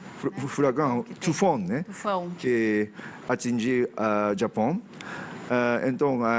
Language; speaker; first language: Portuguese; non-native, fluent; Japanese